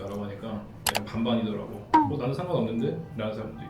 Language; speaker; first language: Korean; native; Korean